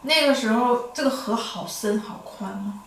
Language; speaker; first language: Chinese; native; Chinese